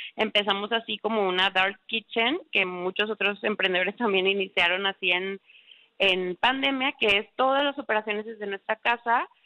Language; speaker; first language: Spanish; native; Spanish